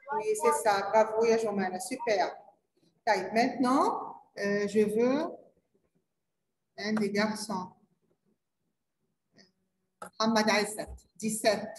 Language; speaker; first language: French; non-native, learner; Arabic